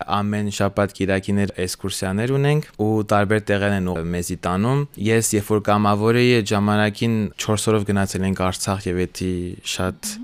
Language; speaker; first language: Armenian; early bilingual, heritage; Armenian